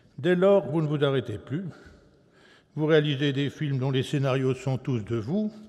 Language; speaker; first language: French; native; French